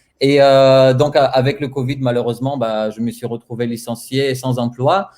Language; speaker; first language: French; non-native, fluent; Bulgarian